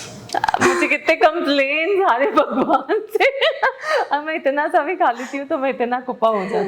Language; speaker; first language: Hindi; native; Hindi